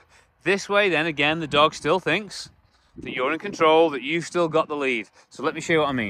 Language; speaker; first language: English; native; English